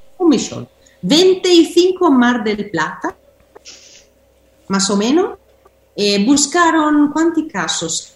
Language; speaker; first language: Spanish; non-native, learner; Italian